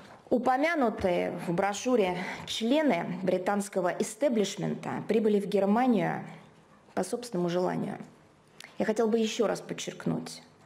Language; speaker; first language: Russian; native; Russian